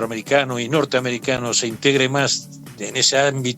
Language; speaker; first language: Spanish; native; Spanish